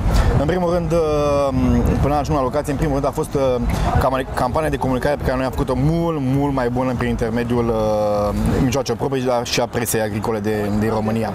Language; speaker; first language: Romanian; native; Romanian